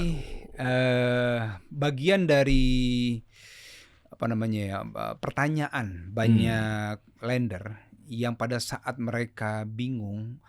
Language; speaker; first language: Indonesian; native; Indonesian